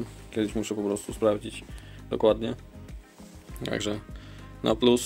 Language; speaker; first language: Polish; native; Polish